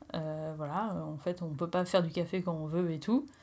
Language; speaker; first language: French; native; French